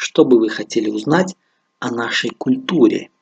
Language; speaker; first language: Russian; non-native, local second language; Tajik